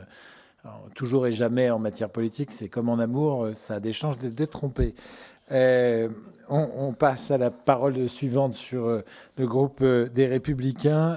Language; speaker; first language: French; native; French